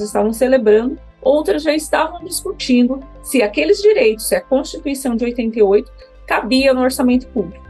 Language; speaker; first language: Portuguese; native; Portuguese